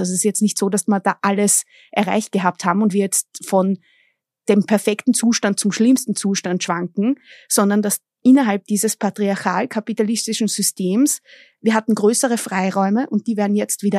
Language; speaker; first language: German; native; German